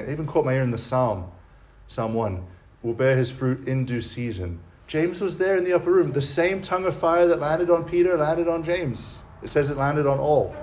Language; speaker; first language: English; native; English